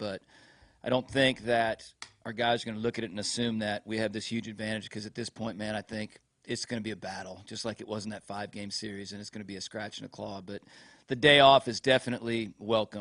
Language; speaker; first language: English; native; English